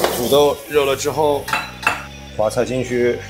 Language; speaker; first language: Chinese; native; Chinese